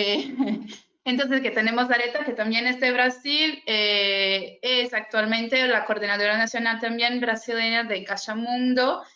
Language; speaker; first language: Spanish; non-native, fluent; Portuguese